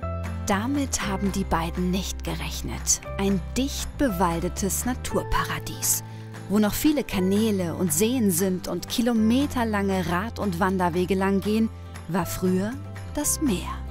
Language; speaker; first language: German; native; German